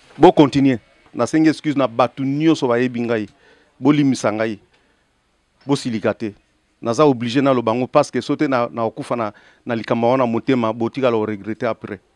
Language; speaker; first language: Lingala; native; Lingala